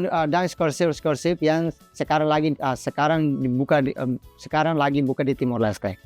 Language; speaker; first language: Indonesian; non-native, fluent; Tetum